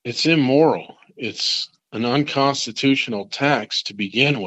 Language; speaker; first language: English; native; English